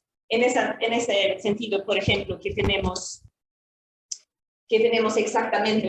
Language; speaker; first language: Spanish; non-native, fluent; Swedish